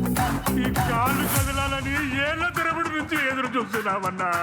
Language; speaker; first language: Telugu; native; Telugu